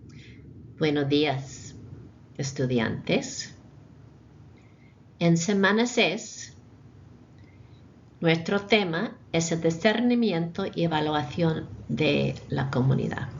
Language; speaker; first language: Spanish; non-native, fluent; English